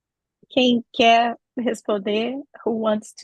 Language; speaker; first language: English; non-native, learner; Portuguese